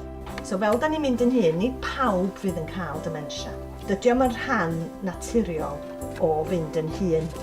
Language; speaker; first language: Welsh; native; Welsh